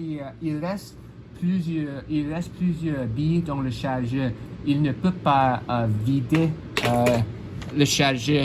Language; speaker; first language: French; non-native, learner; English